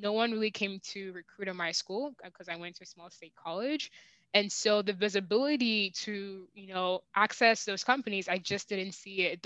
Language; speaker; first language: English; native; English